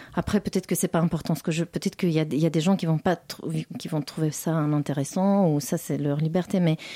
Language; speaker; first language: French; non-native, fluent; Romanian